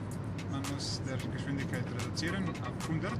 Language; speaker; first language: German; non-native, learner; Serbian